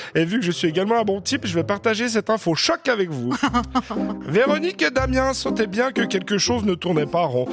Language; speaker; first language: French; native; French